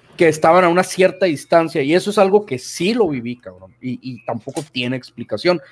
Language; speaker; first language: Spanish; native; Spanish